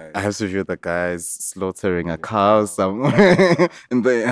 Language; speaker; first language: English; non-native, local second language; Zulu